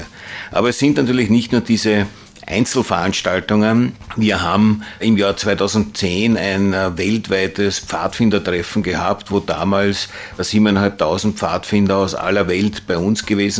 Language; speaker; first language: German; native; German